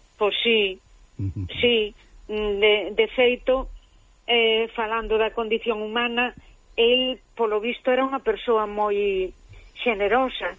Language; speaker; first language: Galician; native; Galician